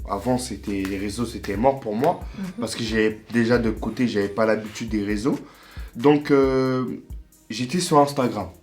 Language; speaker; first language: French; native; French